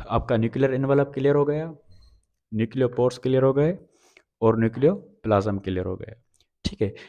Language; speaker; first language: Urdu; non-native, local second language; Sindhi